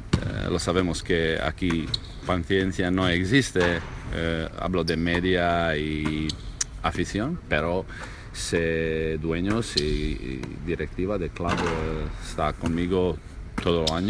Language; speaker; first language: Spanish; non-native, learner; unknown